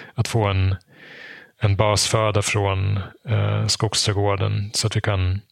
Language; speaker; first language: Swedish; non-native, fluent; German